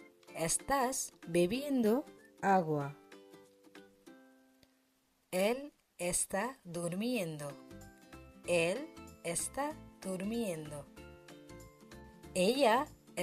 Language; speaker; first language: Spanish; non-native, fluent; Bangla